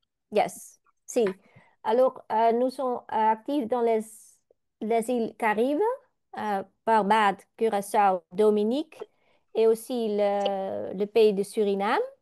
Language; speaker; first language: French; non-native, learner; Dutch